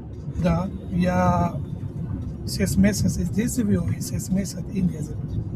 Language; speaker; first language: Russian; non-native, learner; Hindi